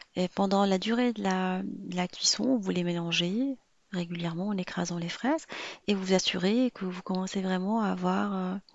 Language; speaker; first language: French; non-native, local second language; Arabic